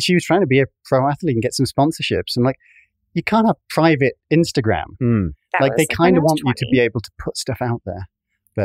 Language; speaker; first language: English; native; English